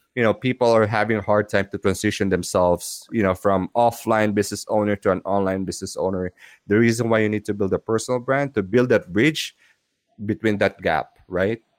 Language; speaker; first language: English; non-native, local second language; Filipino